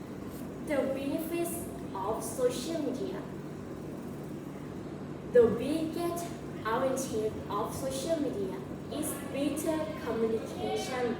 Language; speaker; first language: English; non-native, learner; Thai